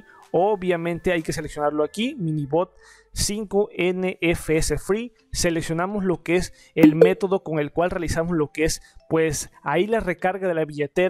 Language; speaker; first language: Spanish; native; Spanish